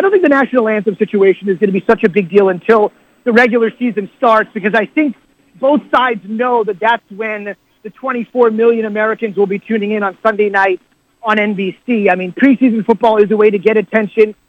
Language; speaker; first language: English; native; English